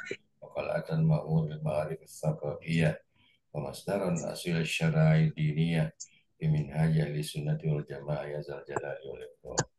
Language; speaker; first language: Arabic; non-native, fluent; Indonesian